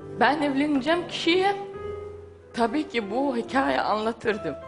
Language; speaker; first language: Turkish; non-native, learner; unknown